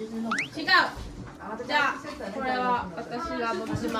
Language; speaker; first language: Japanese; non-native, learner; Korean